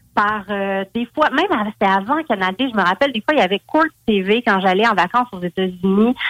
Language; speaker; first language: French; native; French